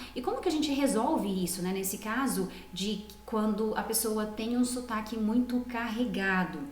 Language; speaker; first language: Portuguese; native; Portuguese